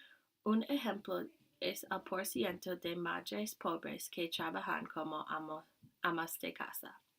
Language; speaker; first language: Spanish; non-native, learner; English